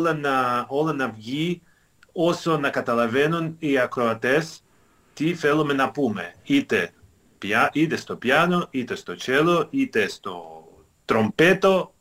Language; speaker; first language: Greek; non-native, fluent; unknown